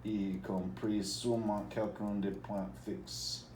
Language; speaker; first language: French; non-native, learner; English